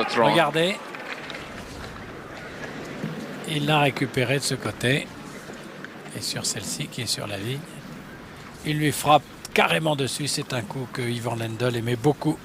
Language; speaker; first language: French; native; French